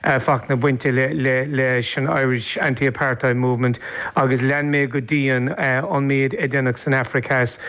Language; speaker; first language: Irish; native; Irish